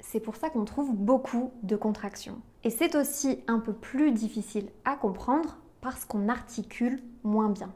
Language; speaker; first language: French; native; French